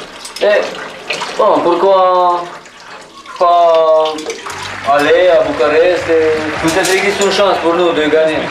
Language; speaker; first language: French; non-native, learner; Romanian